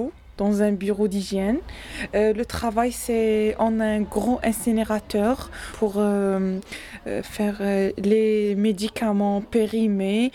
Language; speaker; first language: French; non-native, learner; Arabic